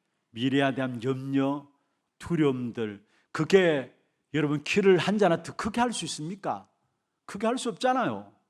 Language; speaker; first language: Korean; native; Korean